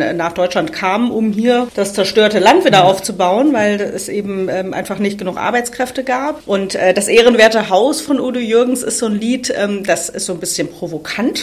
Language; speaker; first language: German; native; German